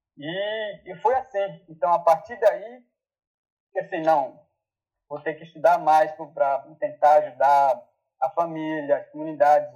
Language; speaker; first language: Portuguese; non-native, local second language; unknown